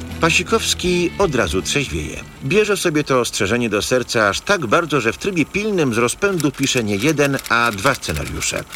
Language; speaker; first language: Polish; native; Polish